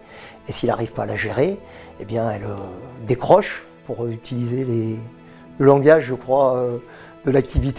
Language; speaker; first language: French; native; French